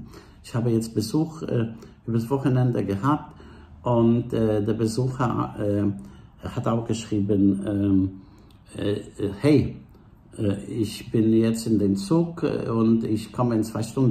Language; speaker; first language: German; non-native, fluent; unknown